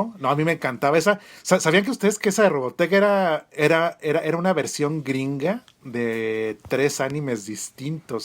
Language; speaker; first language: Spanish; native; Spanish